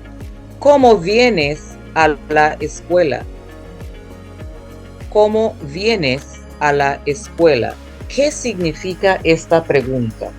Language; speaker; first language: Spanish; non-native, fluent; English